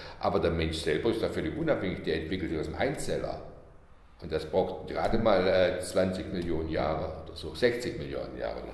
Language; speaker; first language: German; native; German